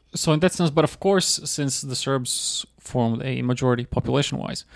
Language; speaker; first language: English; non-native, fluent; Croatian